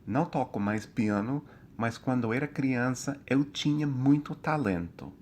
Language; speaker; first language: Portuguese; non-native, fluent; English